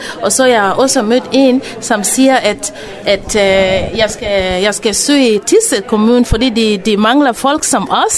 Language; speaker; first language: Danish; non-native, fluent; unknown